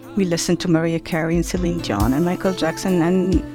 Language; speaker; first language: English; non-native, fluent; Arabic